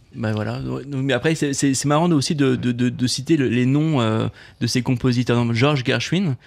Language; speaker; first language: French; native; French